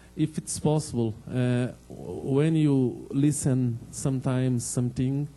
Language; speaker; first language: English; non-native, learner; Portuguese